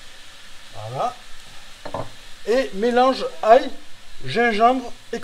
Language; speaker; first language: French; native; French